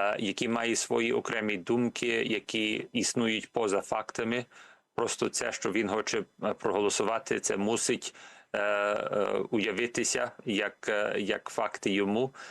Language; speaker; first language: Ukrainian; early bilingual, heritage; Ukrainian